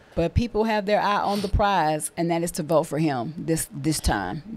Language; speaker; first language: English; native; English